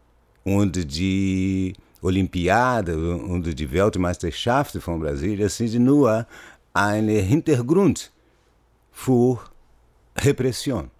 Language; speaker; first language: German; non-native, learner; Portuguese